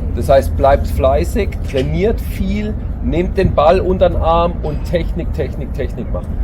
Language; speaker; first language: German; native; German